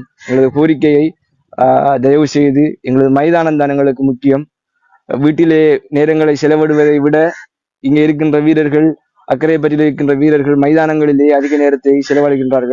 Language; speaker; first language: Tamil; native; Tamil